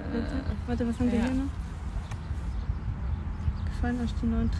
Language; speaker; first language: German; native; German